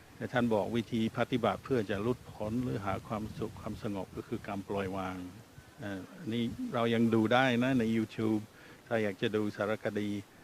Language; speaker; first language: Thai; non-native, fluent; English